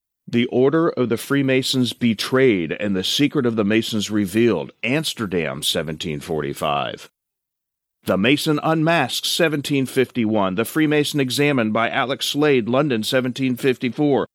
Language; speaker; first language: English; native; English